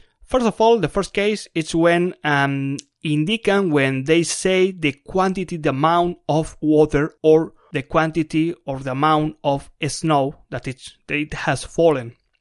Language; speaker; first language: English; non-native, fluent; Spanish